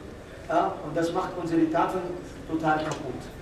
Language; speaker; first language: German; non-native, fluent; Arabic